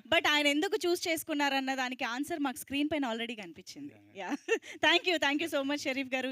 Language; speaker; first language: Telugu; native; Telugu